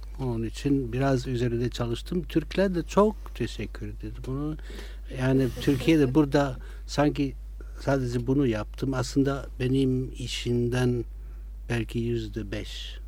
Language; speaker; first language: Turkish; non-native, fluent; Italian